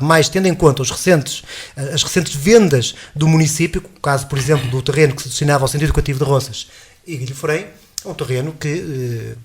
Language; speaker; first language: Portuguese; native; Portuguese